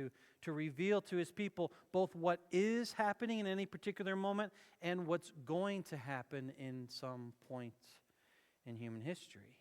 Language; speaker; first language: English; native; English